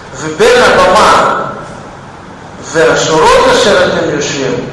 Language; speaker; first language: Hebrew; non-native, fluent; Russian